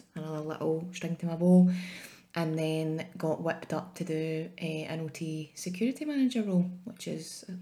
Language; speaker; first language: English; native; English